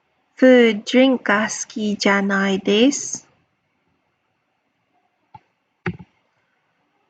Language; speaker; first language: Japanese; non-native, fluent; English